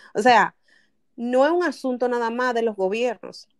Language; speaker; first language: Spanish; native; Spanish